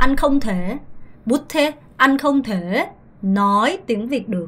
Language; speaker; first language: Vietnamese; non-native, fluent; Korean